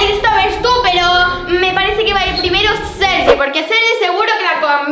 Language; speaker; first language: Spanish; native; Spanish